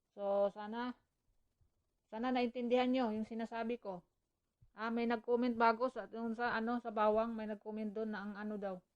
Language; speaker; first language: Filipino; non-native, local second language; Cebuano